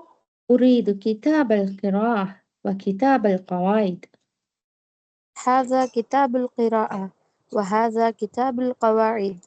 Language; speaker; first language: Arabic; non-native, learner; Tamil